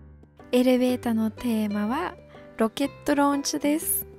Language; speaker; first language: Japanese; non-native, fluent; English